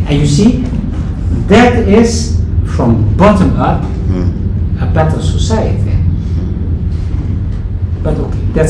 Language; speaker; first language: English; non-native, fluent; Dutch